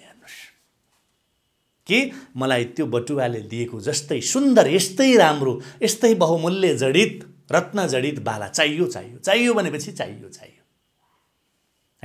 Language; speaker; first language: Nepali; native; Nepali